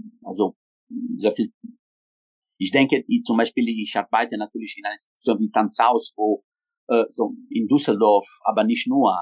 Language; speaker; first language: German; non-native, fluent; Italian